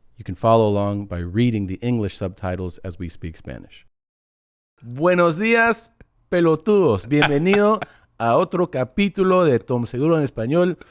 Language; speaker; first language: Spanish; early bilingual, heritage; English